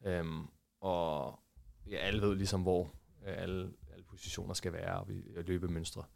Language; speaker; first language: Danish; early bilingual, other home language; Portuguese